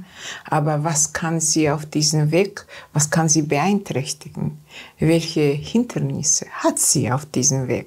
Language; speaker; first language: German; non-native, learner; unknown